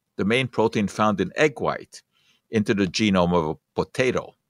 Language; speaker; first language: English; non-native, fluent; Hungarian